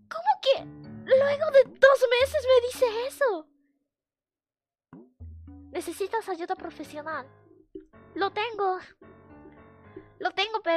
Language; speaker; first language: Spanish; non-native, fluent; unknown